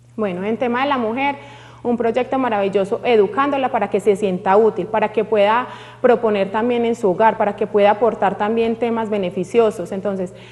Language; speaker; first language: Spanish; native; Spanish